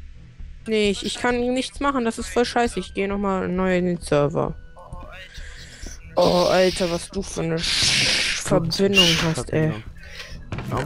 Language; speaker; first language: German; native; German